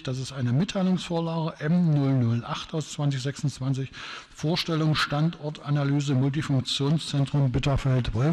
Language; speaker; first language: German; native; German